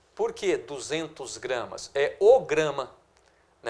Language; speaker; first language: Portuguese; native; Portuguese